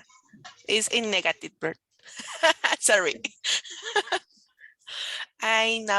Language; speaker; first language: English; non-native, learner; Spanish